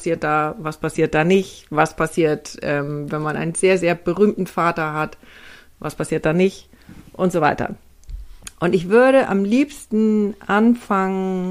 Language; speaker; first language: German; native; German